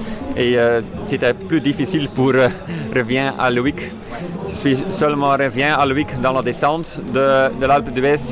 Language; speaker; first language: French; non-native, fluent; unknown